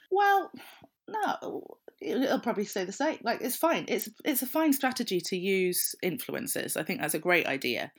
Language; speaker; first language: English; native; English